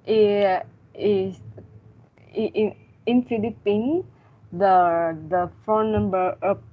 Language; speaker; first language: English; non-native, learner; Vietnamese